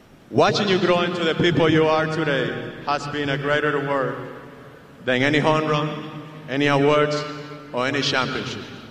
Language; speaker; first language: English; non-native, fluent; Spanish